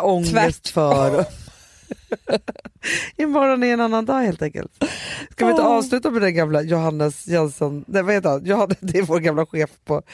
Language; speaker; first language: Swedish; native; Swedish